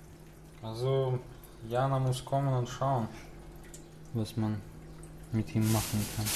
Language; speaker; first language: German; non-native, fluent; Russian